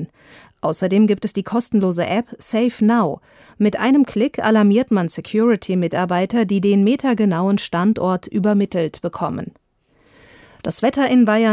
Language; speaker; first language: German; native; German